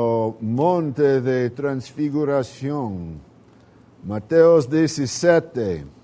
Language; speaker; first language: Portuguese; non-native, learner; Spanish